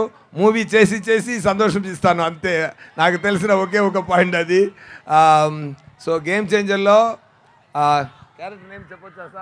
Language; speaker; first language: Telugu; non-native, fluent; Tamil